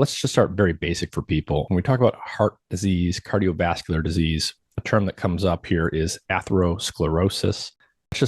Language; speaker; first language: English; native; English